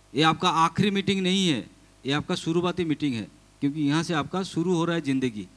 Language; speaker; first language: Hindi; non-native, local second language; Bangla